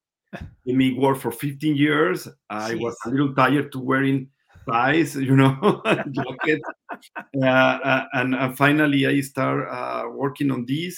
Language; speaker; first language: English; non-native, learner; Spanish